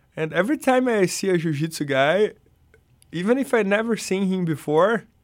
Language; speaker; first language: English; non-native, fluent; Portuguese